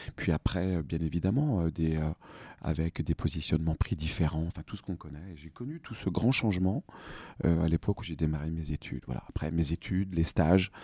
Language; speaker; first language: French; native; French